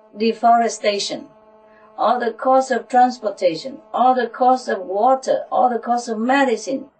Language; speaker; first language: English; non-native, fluent; Vietnamese